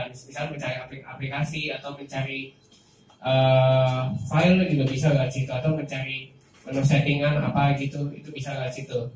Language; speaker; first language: Indonesian; native; Indonesian